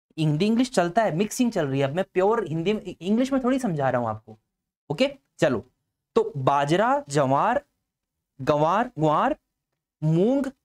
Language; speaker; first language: Hindi; native; Hindi